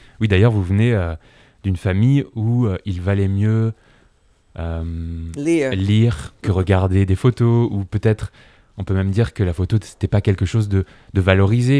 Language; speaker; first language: French; native; French